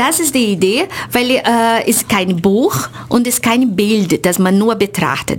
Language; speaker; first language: German; non-native, fluent; Portuguese